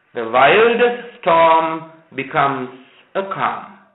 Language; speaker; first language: English; non-native, local second language; Sinhala